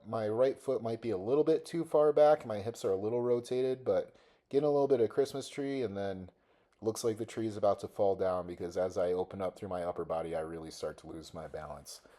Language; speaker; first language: English; native; English